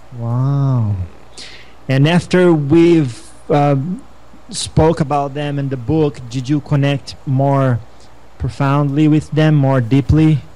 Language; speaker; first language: English; non-native, fluent; Portuguese